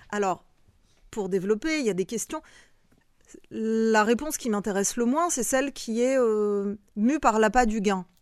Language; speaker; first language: French; early bilingual, other home language; Bosnian